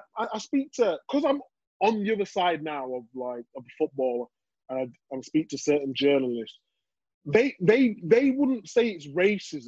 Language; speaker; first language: English; native; English